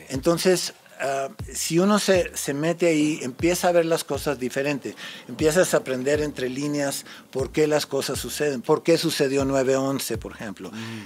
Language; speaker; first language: Spanish; native; Spanish